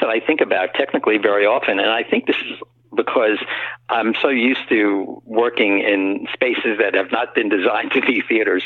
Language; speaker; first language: English; native; English